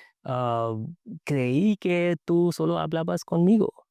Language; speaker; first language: Spanish; non-native, learner; English